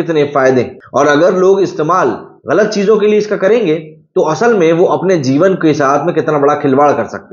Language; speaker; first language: Hindi; native; Hindi